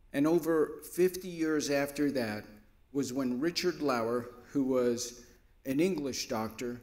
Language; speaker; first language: English; native; English